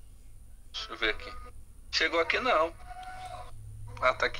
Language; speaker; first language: Portuguese; native; Portuguese